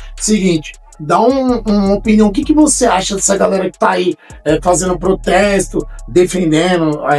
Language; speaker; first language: Portuguese; native; Portuguese